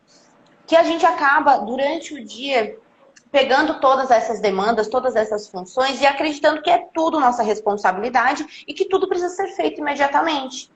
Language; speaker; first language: Portuguese; native; Portuguese